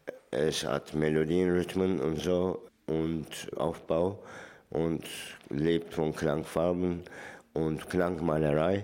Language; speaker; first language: German; non-native, fluent; Turkish